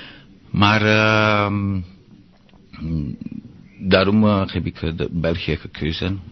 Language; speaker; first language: Dutch; non-native, learner; Romanian